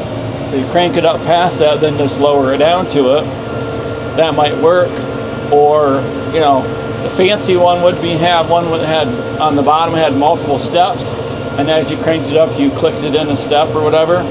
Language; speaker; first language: English; native; English